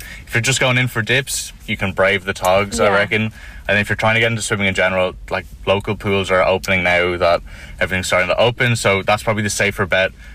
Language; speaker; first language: English; native; English